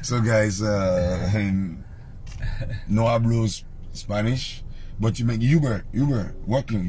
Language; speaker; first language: English; non-native, learner; Haitian Creole